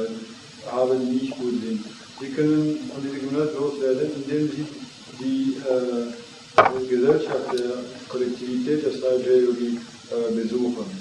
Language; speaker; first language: German; non-native, fluent; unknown